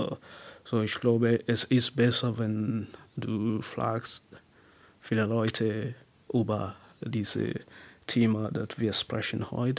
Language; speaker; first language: German; non-native, learner; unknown